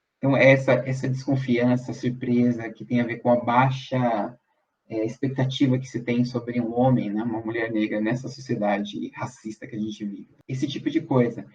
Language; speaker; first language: Portuguese; native; Portuguese